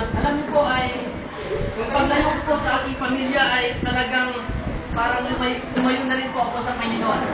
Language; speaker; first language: Filipino; non-native, local second language; Iloko